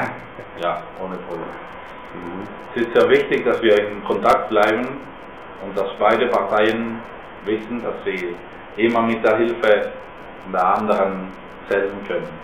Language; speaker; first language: German; non-native, fluent; Spanish